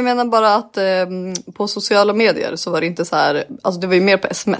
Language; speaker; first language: Swedish; native; Swedish